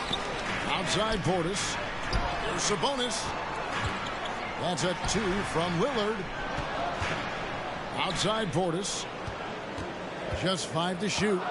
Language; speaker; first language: English; native; English